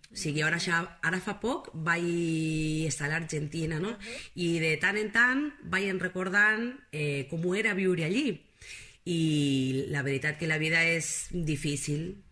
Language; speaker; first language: Catalan; non-native, fluent; Spanish